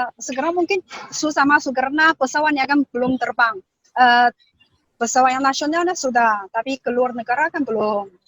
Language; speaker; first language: Indonesian; non-native, learner; Chinese